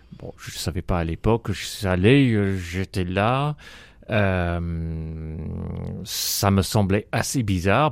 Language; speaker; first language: French; non-native, fluent; English